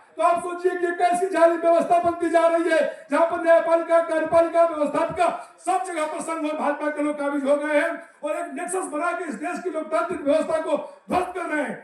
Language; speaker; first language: Hindi; native; Hindi